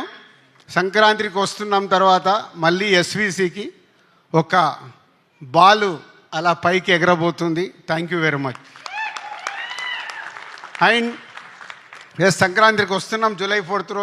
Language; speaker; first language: Telugu; native; Telugu